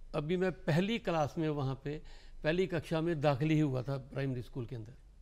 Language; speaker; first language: Hindi; non-native, local second language; Punjabi